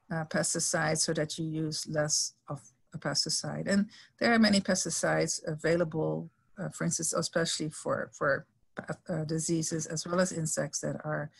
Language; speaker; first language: English; non-native, fluent; Dutch